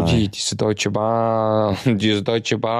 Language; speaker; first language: German; native; German